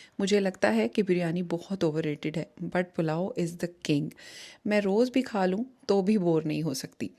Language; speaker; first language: Urdu; native; Urdu